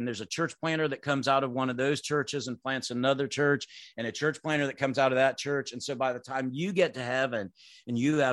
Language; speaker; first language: English; native; English